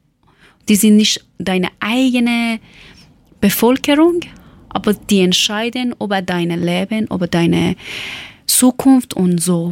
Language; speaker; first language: German; non-native, learner; Persian